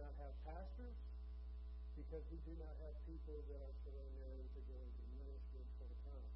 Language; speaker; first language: English; native; English